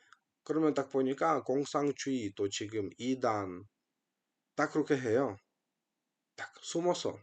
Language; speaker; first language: Korean; non-native, fluent; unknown